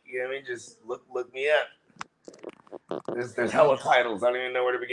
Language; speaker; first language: English; native; English